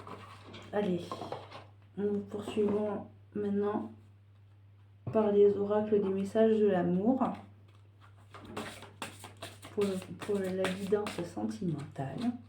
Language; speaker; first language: French; native; French